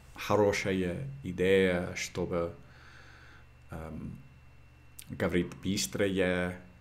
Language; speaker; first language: Russian; non-native, learner; English